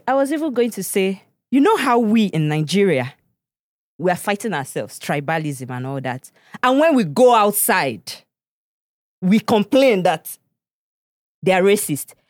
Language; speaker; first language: English; non-native, local second language; Igbo